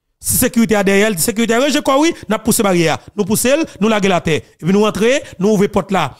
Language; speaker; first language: French; non-native, local second language; Haitian Creole